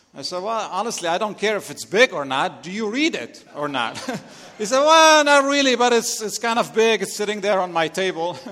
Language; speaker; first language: English; non-native, fluent; Arabic